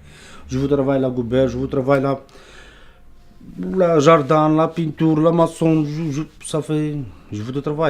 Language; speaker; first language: French; non-native, learner; Romanian